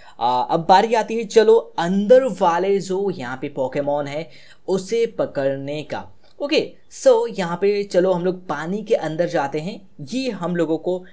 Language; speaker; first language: Hindi; native; Hindi